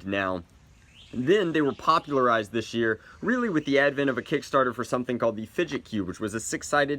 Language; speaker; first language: English; native; English